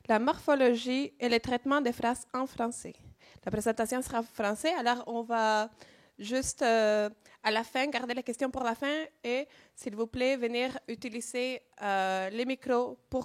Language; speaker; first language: French; non-native, learner; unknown